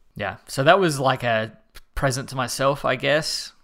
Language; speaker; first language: English; native; English